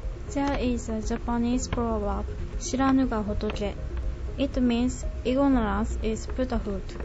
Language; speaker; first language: English; non-native, fluent; Japanese